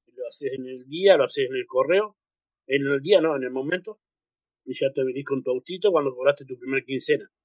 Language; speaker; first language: Spanish; native; Spanish